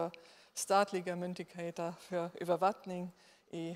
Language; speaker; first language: Danish; non-native, learner; German